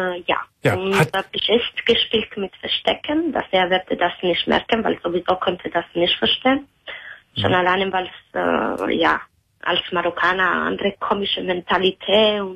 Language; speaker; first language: German; non-native, learner; Italian